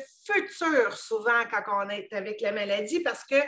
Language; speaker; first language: French; native; French